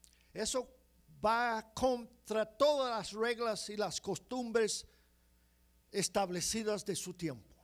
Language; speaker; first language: Spanish; non-native, fluent; English